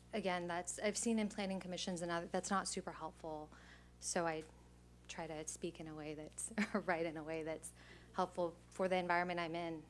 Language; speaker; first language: English; native; English